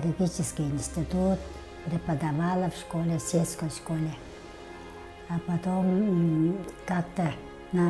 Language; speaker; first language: Russian; non-native, local second language; Tuvinian